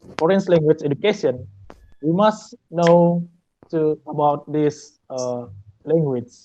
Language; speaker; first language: English; non-native, learner; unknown